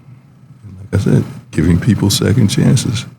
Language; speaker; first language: English; native; English